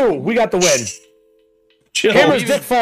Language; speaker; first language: English; native; English